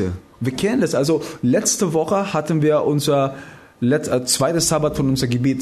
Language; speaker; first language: German; non-native, fluent; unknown